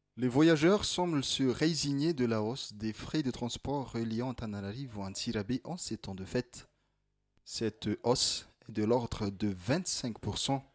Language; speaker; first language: French; non-native, local second language; Malagasy